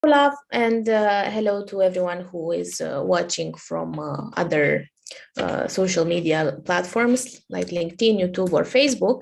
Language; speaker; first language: English; non-native, fluent; Romanian